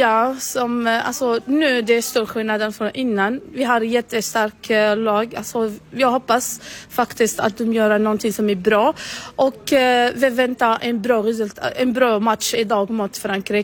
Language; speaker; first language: Swedish; non-native, learner; Arabic